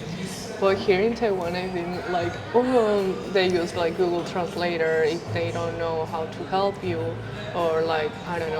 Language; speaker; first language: English; non-native, fluent; Spanish